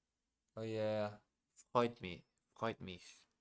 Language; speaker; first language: German; non-native, learner; English